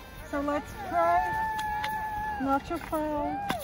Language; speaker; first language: English; non-native, fluent; Portuguese